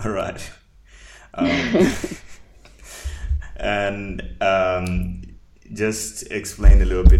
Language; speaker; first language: English; non-native, local second language; Nyanja